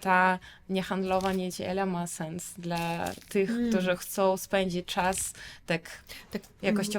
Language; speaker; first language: Polish; non-native, fluent; Russian